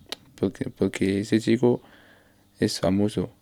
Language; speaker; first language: Spanish; non-native, learner; Arabic